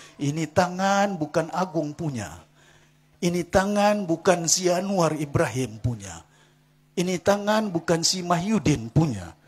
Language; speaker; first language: Malay; non-native, local second language; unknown